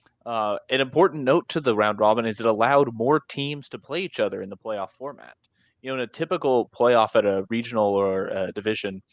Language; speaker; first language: English; native; English